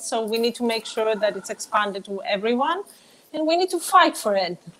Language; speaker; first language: English; non-native, fluent; Greek